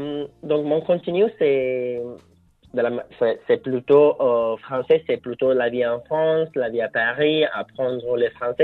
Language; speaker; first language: French; non-native, fluent; Italian